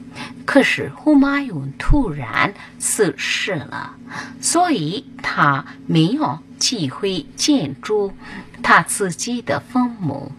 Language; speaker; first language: Chinese; non-native, fluent; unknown